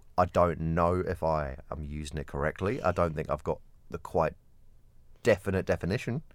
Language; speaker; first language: English; native; English